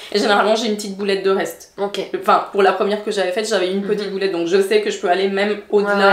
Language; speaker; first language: French; native; French